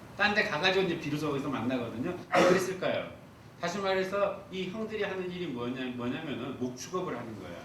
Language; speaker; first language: Korean; native; Korean